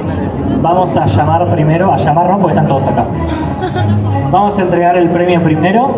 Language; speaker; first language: Spanish; native; Spanish